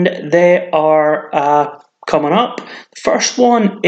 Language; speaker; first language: English; native; English